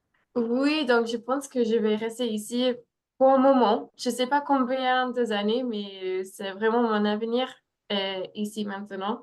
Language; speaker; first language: French; non-native, fluent; English